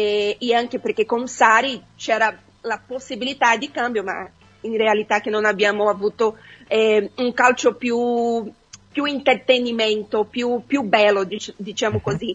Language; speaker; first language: Italian; non-native, fluent; Portuguese